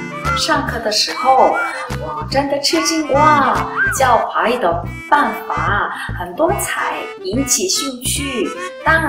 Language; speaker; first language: Chinese; non-native, learner; Korean